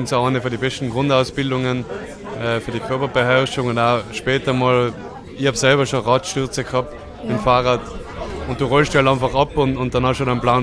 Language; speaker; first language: German; native; German